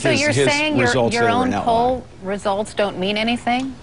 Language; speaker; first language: English; native; English